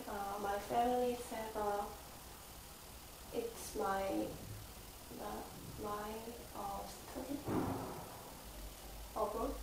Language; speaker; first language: English; non-native, learner; Korean